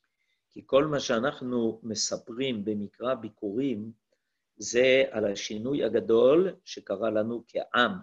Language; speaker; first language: Hebrew; non-native, fluent; French